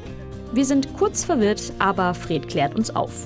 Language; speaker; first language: German; native; German